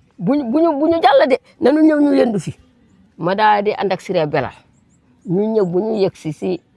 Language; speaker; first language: Wolof; non-native, local second language; Fula